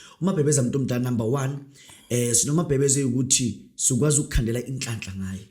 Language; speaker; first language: Zulu; non-native, local second language; Northern Sotho